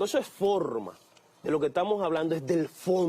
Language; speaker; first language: Spanish; native; Spanish